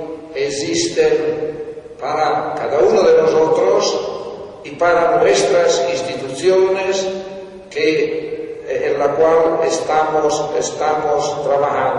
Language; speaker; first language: Spanish; non-native, fluent; Italian